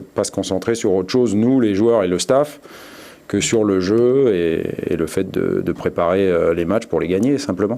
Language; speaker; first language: French; native; French